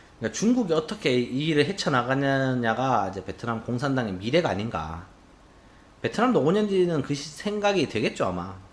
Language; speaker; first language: Korean; native; Korean